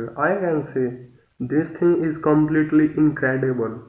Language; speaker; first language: English; non-native, local second language; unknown